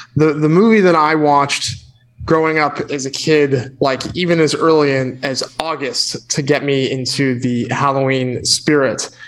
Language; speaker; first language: English; native; English